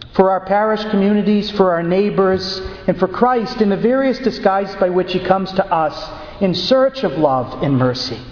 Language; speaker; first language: English; native; English